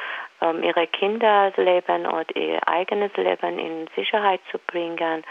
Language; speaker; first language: German; non-native, fluent; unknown